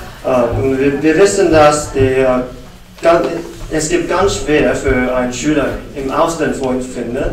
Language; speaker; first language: German; non-native, learner; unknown